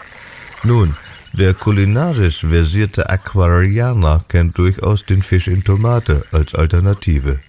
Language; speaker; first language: German; native; German